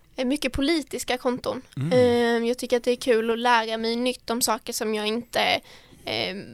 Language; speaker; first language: Swedish; native; Swedish